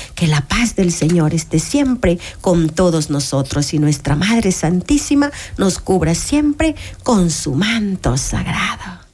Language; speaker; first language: Spanish; native; Spanish